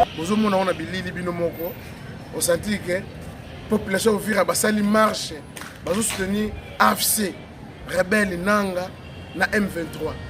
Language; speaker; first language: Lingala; non-native, local second language; Kongo